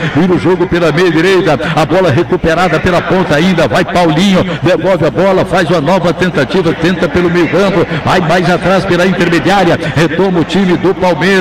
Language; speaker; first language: Portuguese; native; Portuguese